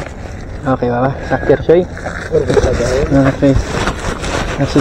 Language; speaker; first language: Arabic; non-native, learner; Filipino